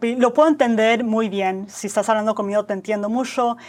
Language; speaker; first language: Spanish; early bilingual, heritage; Spanish